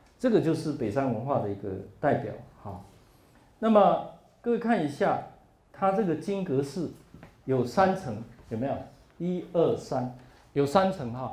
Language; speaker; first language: Chinese; non-native, local second language; Hakka Chinese